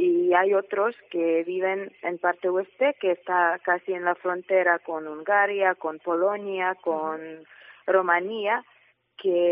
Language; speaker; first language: Spanish; non-native, fluent; Ukrainian